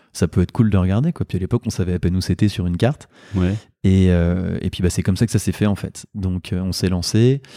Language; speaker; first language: French; native; French